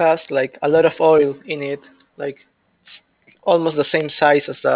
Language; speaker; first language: English; non-native, fluent; Spanish